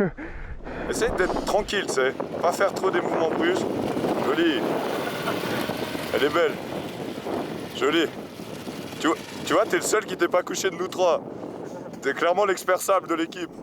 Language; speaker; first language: French; native; French